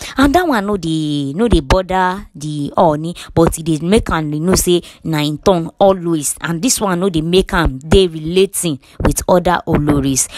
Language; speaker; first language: Nigerian Pidgin; non-native, local second language; Yoruba